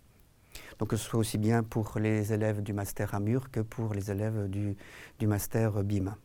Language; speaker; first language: French; native; French